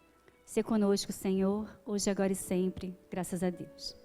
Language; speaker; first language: Portuguese; native; Portuguese